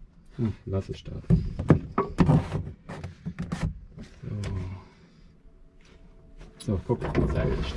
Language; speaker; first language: German; native; German